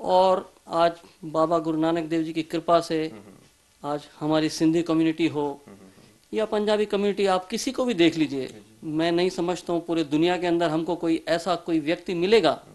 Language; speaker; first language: Hindi; non-native, local second language; Sindhi